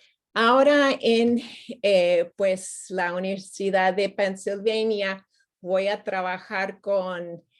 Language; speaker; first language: Spanish; non-native, fluent; English